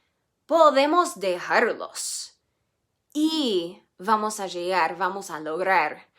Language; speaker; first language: Spanish; non-native, fluent; English